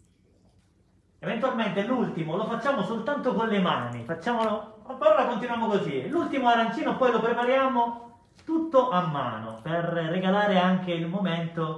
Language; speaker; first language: Italian; native; Italian